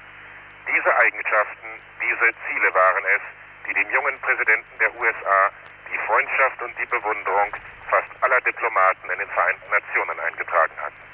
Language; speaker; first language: German; native; German